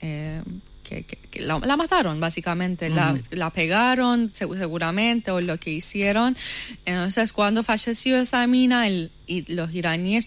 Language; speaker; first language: Spanish; non-native, fluent; Persian